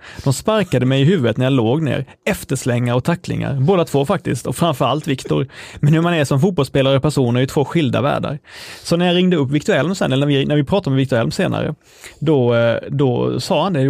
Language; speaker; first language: Swedish; native; Swedish